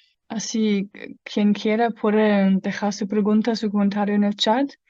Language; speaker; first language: Spanish; non-native, fluent; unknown